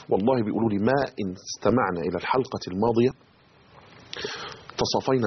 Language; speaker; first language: Arabic; native; Arabic